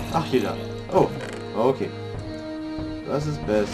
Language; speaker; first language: German; native; German